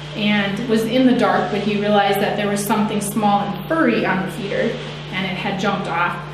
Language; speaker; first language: English; native; English